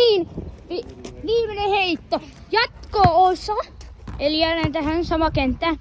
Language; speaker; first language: Finnish; native; Finnish